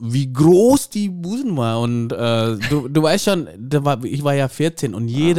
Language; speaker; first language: German; non-native, fluent; Indonesian